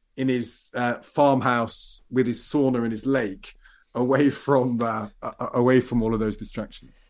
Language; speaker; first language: English; native; English